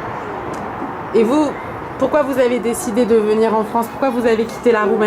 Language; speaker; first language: French; native; French